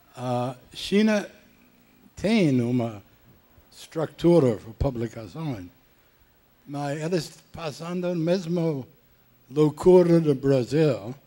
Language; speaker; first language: Portuguese; non-native, learner; English